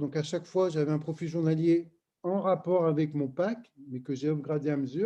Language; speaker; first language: French; native; French